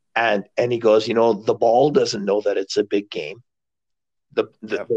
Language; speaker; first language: English; native; English